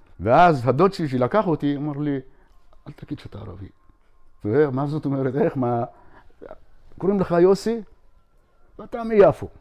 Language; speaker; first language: Hebrew; non-native, local second language; Arabic